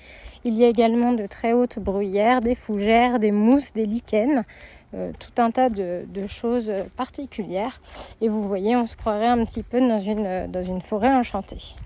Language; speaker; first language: French; native; French